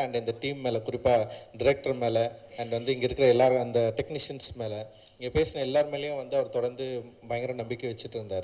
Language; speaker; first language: Tamil; native; Tamil